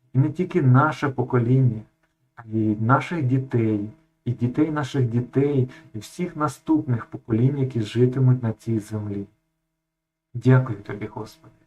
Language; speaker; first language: Ukrainian; native; Ukrainian